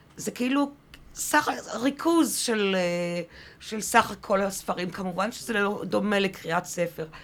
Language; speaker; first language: Hebrew; early bilingual, other home language; French